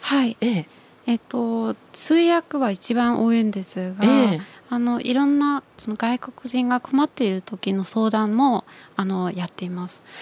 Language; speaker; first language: Japanese; non-native, fluent; German